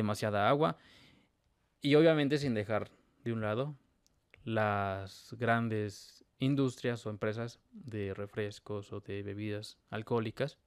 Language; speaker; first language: Spanish; native; Spanish